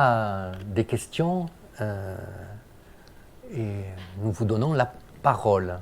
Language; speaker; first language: French; native; French